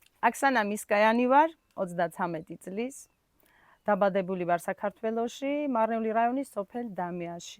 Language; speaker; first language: Georgian; non-native, local second language; Armenian